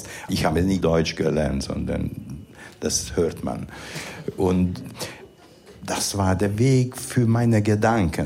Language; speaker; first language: German; non-native, fluent; Hungarian